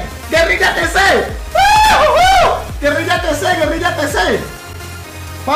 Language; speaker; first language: Spanish; native; Spanish